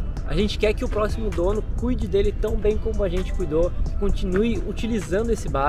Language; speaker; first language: Portuguese; native; Portuguese